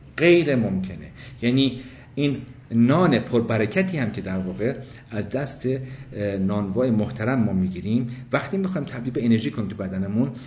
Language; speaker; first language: Persian; early bilingual, other home language; English